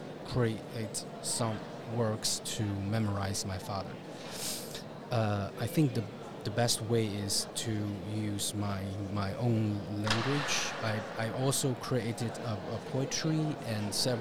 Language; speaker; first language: English; non-native, fluent; Chinese